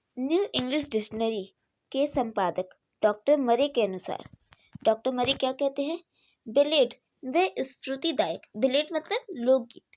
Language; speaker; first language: Hindi; native; Hindi